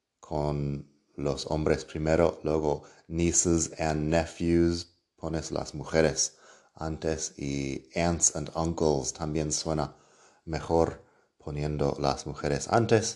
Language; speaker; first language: Spanish; non-native, fluent; English